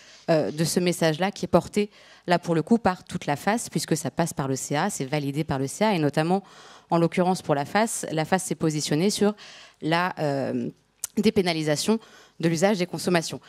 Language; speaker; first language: French; native; French